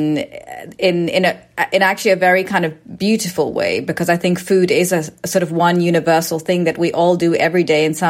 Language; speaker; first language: English; native; English